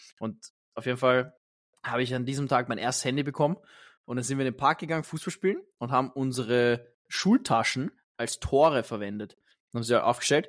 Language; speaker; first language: German; native; German